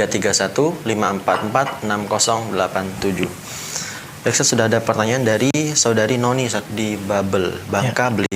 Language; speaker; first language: Indonesian; native; Indonesian